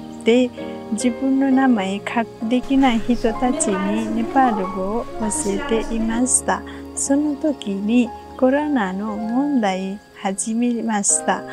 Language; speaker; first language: Japanese; non-native, learner; Nepali